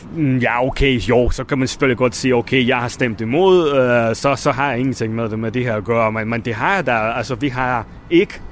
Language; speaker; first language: Danish; non-native, fluent; Russian